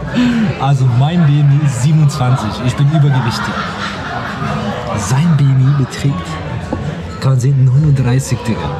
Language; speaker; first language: German; native; German